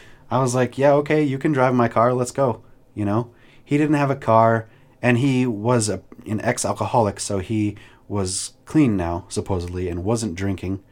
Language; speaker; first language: English; native; English